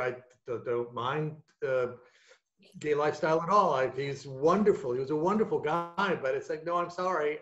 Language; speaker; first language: English; native; English